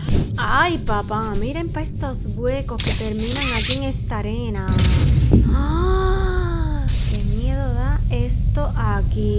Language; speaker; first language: Spanish; native; Spanish